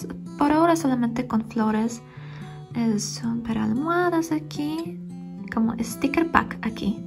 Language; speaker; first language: Spanish; non-native, learner; Polish